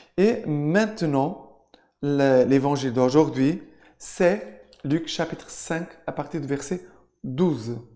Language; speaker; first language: French; non-native, fluent; Portuguese